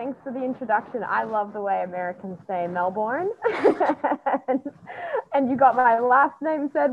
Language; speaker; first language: English; native; English